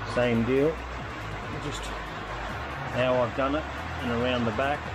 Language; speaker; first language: English; native; English